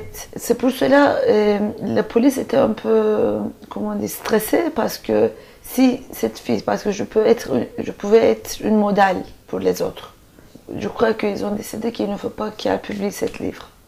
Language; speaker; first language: French; non-native, fluent; Turkish